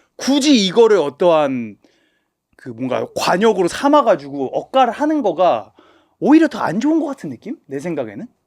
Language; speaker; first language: Korean; native; Korean